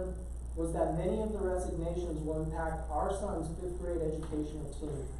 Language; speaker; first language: English; native; English